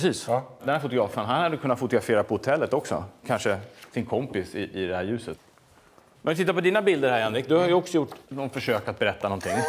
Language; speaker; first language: Swedish; native; Swedish